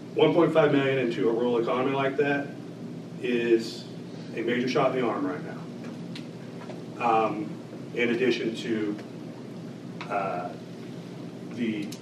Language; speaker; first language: English; native; English